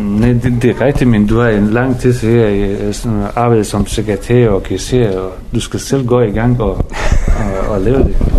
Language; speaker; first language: Danish; non-native, learner; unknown